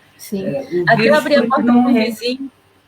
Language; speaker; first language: Portuguese; native; Portuguese